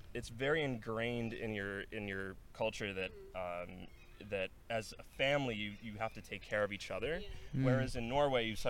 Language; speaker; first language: English; non-native, fluent; Norwegian